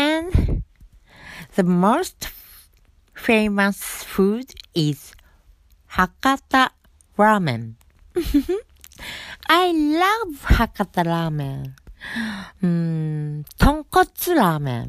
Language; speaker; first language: English; non-native, learner; Japanese